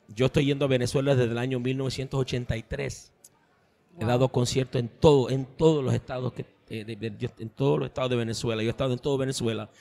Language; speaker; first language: Spanish; early bilingual, heritage; Spanish